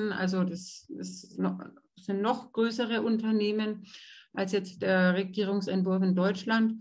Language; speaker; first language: German; native; German